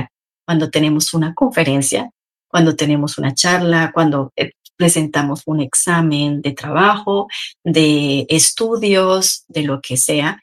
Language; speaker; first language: Spanish; native; Spanish